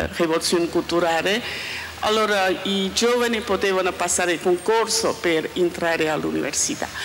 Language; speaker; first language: Italian; non-native, learner; Chinese